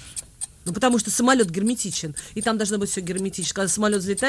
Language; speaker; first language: Russian; native; Russian